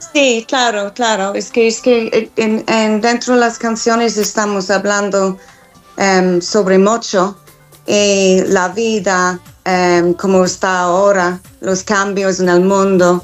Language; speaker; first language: Spanish; non-native, learner; English